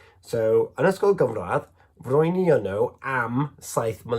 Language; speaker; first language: Welsh; non-native, learner; English